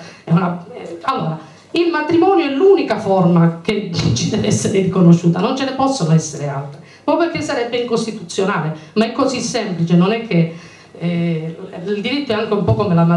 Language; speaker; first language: Italian; native; Italian